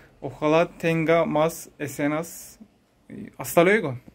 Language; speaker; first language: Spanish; non-native, learner; Turkish